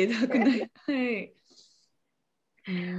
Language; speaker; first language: Japanese; non-native, learner; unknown